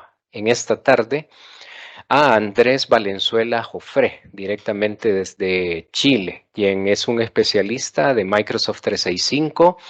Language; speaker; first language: Spanish; native; Spanish